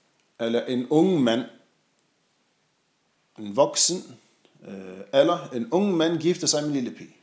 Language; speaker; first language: Danish; non-native, fluent; Arabic